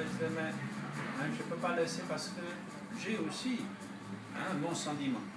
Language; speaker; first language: French; non-native, fluent; Chinese